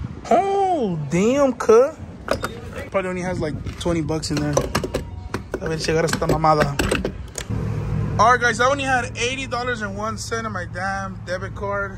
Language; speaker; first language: English; early bilingual, other home language; Spanish